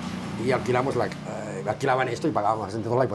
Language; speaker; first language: Spanish; native; Spanish